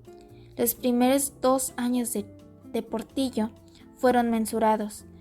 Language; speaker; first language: Spanish; native; Spanish